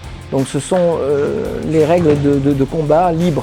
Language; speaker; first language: French; early bilingual, other home language; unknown